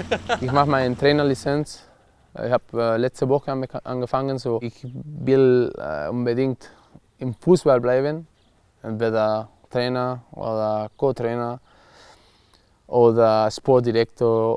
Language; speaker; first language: German; non-native, learner; Spanish